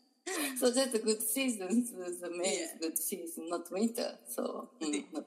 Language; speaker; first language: English; non-native, learner; Japanese